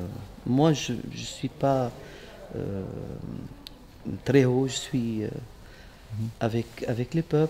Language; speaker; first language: French; non-native, local second language; Arabic